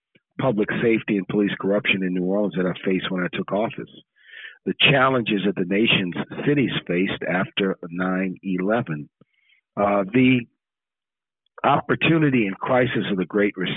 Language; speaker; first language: English; native; English